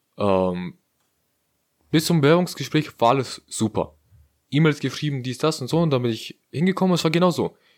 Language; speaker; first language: German; early bilingual, other home language; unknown